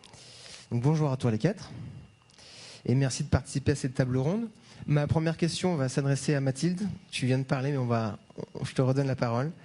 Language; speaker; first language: French; native; French